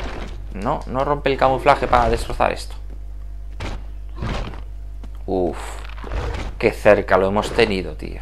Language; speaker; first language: Spanish; native; Spanish